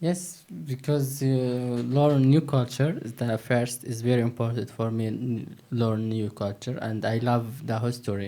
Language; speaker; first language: English; non-native, learner; Turkish